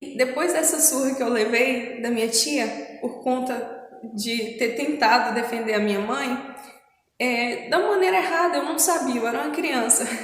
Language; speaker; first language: Portuguese; native; Portuguese